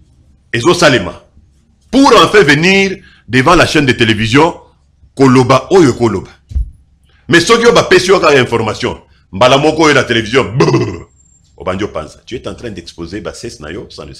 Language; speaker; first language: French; non-native, local second language; Lingala